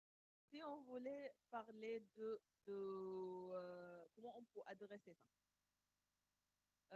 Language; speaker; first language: French; non-native, learner; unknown